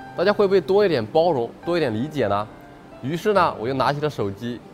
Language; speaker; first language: Chinese; native; Chinese